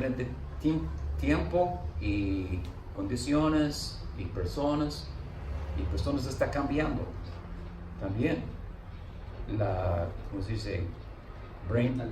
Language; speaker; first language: Spanish; non-native, learner; English